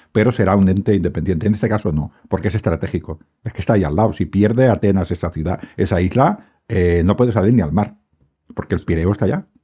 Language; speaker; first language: Spanish; native; Spanish